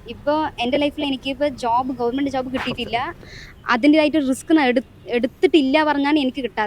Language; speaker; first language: Malayalam; non-native, local second language; Tamil